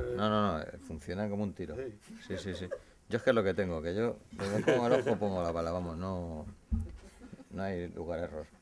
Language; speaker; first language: Spanish; native; Spanish